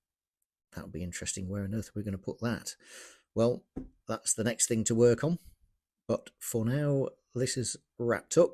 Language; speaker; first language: English; native; English